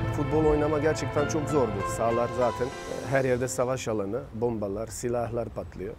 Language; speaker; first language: Turkish; non-native, fluent; Bosnian